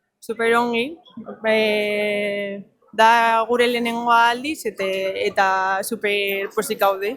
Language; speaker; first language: Basque; non-native, learner; Spanish